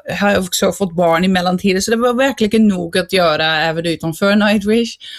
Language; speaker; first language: Swedish; non-native, fluent; Dutch